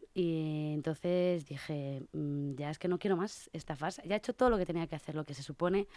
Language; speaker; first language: Spanish; native; Spanish